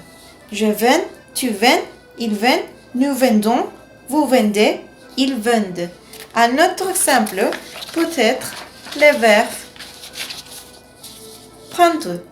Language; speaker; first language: French; non-native, learner; Spanish